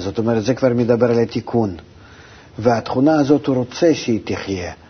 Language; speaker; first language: Hebrew; non-native, fluent; Russian